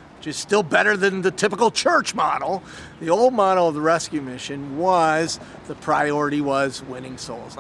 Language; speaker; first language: English; native; English